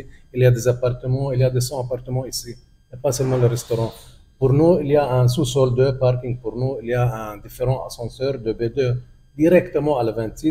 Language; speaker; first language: French; non-native, learner; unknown